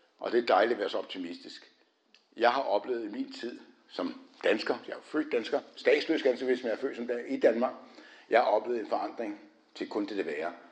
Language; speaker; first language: Danish; native; Danish